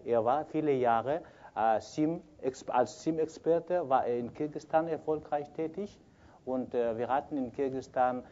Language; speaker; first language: German; non-native, fluent; Kyrgyz